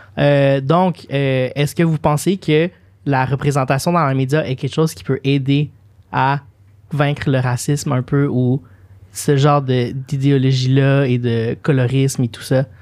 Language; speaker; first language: French; native; French